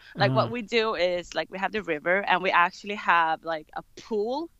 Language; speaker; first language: English; non-native, fluent; Swedish